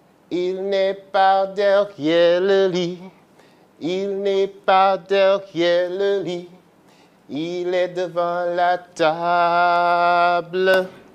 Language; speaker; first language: French; non-native, fluent; English